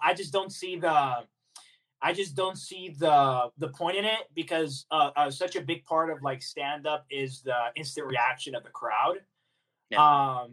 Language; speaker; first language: English; early bilingual, other home language; Spanish